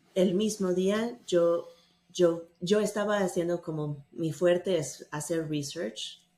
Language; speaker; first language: Spanish; non-native, fluent; English